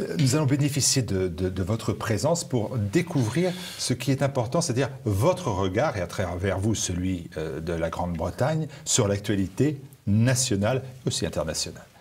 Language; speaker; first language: French; native; French